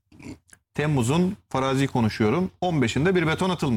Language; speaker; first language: Turkish; native; Turkish